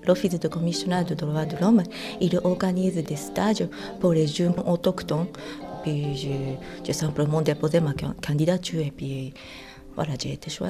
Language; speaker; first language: French; non-native, fluent; Japanese